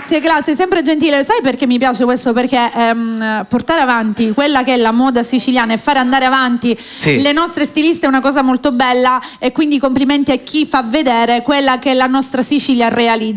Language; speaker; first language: Italian; native; Italian